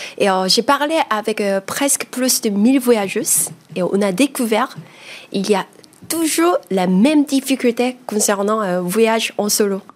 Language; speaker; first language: French; non-native, fluent; Korean